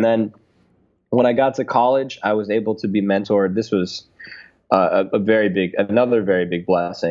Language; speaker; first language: English; native; English